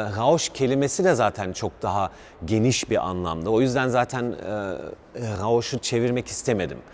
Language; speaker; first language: Turkish; early bilingual, heritage; Turkish